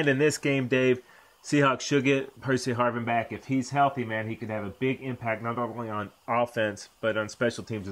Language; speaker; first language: English; native; English